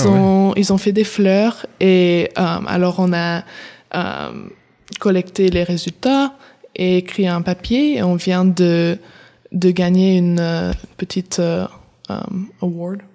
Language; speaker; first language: French; early bilingual, heritage; English